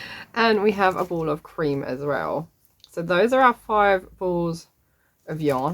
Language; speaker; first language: English; native; English